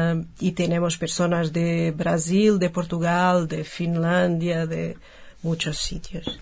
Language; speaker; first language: Spanish; non-native, fluent; Portuguese